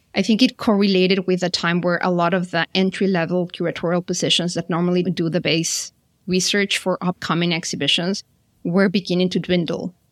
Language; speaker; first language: English; non-native, fluent; Spanish